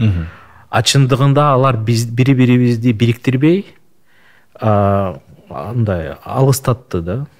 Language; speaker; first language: Kyrgyz; non-native, local second language; Russian